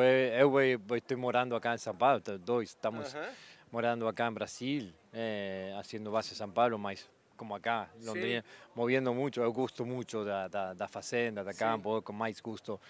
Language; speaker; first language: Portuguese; non-native, learner; Spanish